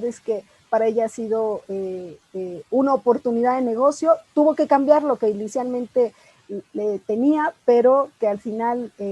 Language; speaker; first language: Spanish; native; Spanish